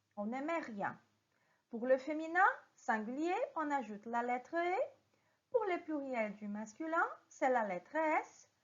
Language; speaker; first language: French; non-native, fluent; Portuguese